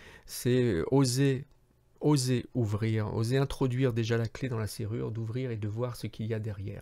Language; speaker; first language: French; native; French